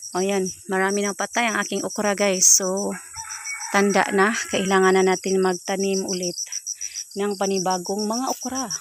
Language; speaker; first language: Filipino; non-native, local second language; Cebuano